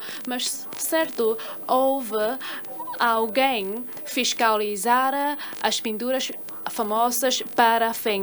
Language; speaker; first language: Portuguese; non-native, fluent; Chinese